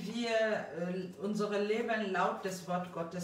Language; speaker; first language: German; non-native, fluent; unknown